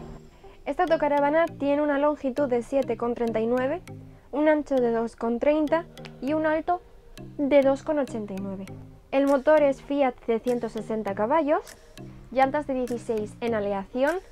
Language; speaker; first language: Spanish; native; Spanish